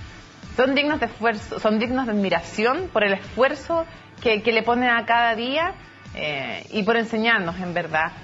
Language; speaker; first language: Spanish; native; Spanish